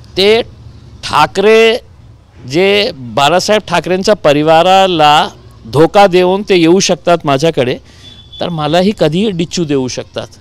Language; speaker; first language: Marathi; non-native, local second language; Urdu